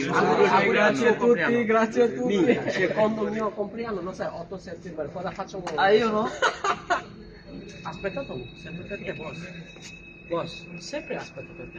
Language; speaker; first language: Italian; non-native, learner; Bangla